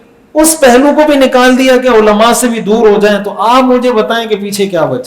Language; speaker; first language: Urdu; native; Urdu